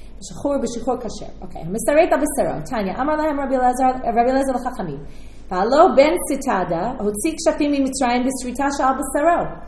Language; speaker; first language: Hebrew; non-native, fluent; English